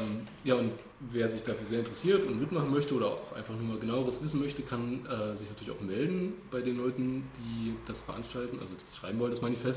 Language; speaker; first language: German; native; German